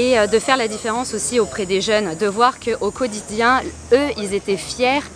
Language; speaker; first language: French; native; French